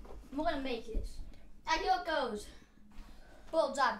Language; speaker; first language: English; native; English